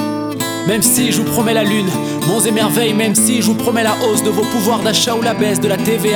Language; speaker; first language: French; native; French